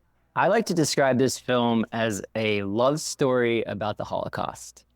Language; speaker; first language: English; native; English